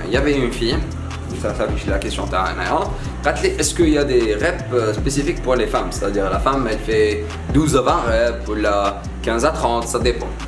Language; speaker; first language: French; non-native, local second language; Arabic